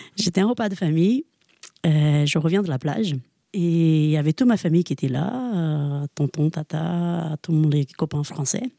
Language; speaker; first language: French; non-native, fluent; Portuguese